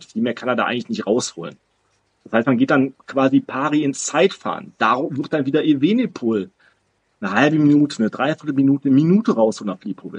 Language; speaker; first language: German; native; German